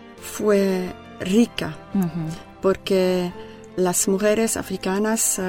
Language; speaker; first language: Spanish; non-native, learner; French